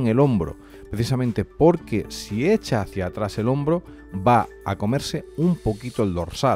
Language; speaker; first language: Spanish; native; Spanish